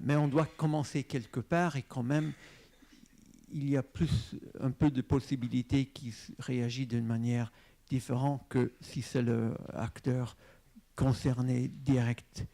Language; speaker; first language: French; non-native, fluent; English